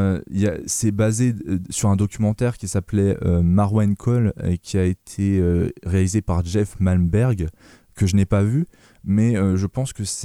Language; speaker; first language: French; native; French